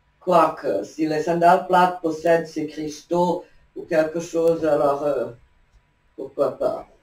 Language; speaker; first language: French; non-native, fluent; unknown